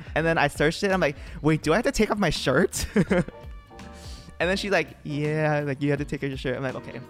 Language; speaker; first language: English; non-native, fluent; Vietnamese